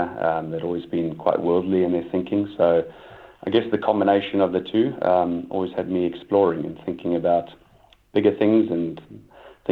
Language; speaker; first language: English; native; English